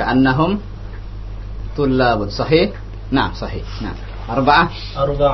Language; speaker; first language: Arabic; non-native, fluent; Indonesian